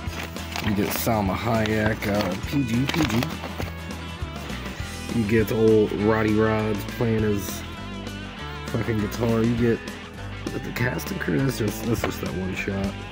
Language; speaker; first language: English; native; English